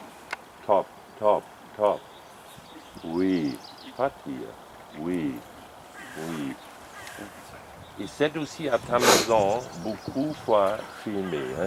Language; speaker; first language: French; non-native, learner; German